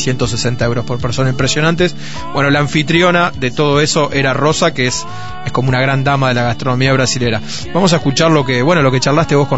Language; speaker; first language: Spanish; native; Spanish